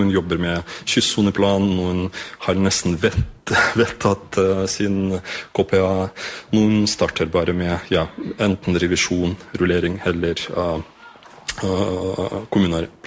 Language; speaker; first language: Norwegian; non-native, fluent; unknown